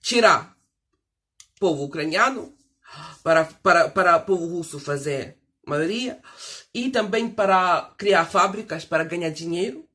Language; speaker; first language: Portuguese; non-native, fluent; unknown